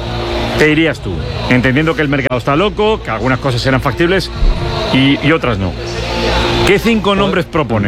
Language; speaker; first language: Spanish; native; Spanish